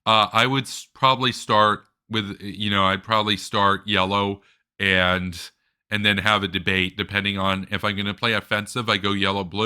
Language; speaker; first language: English; native; English